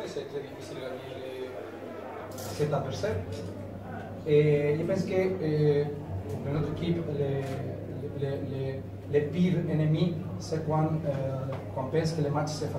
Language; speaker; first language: French; non-native, learner; Spanish